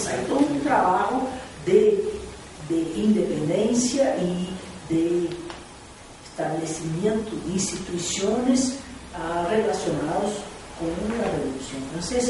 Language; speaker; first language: Spanish; non-native, fluent; Portuguese